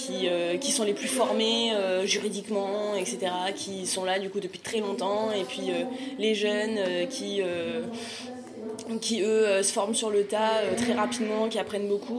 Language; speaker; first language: French; native; French